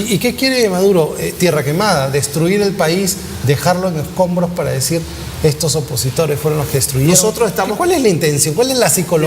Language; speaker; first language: Spanish; native; Spanish